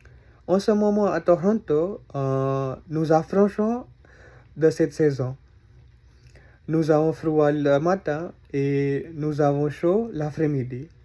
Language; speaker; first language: French; non-native, learner; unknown